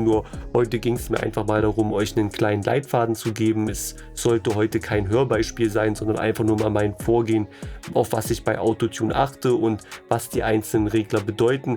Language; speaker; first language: German; native; German